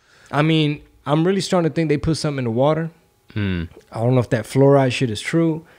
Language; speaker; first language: English; early bilingual, other home language; Spanish